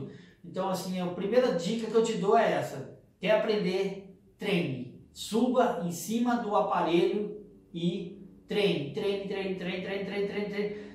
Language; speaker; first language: Portuguese; native; Portuguese